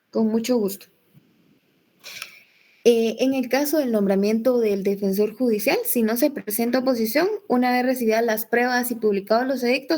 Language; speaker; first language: Spanish; native; Spanish